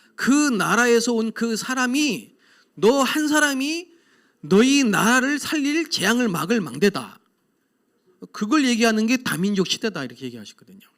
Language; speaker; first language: Korean; native; Korean